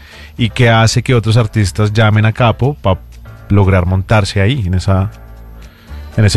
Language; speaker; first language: Spanish; native; Spanish